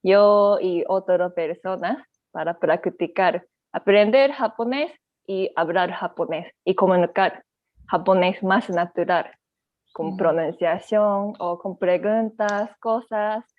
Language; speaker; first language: Spanish; non-native, learner; Japanese